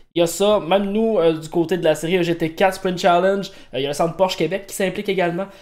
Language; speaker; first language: French; native; French